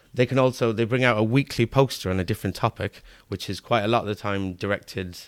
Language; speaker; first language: English; native; English